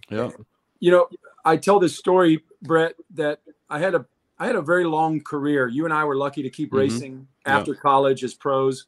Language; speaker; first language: English; native; English